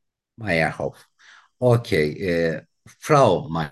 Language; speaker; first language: German; non-native, learner; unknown